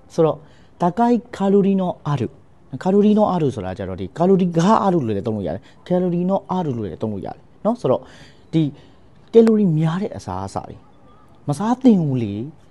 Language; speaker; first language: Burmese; native; Burmese